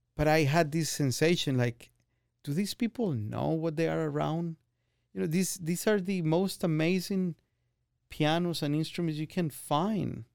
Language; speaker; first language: English; non-native, fluent; Spanish